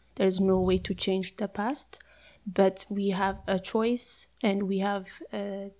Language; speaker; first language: English; non-native, fluent; Amharic